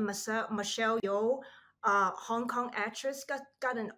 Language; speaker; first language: English; non-native, local second language; Cantonese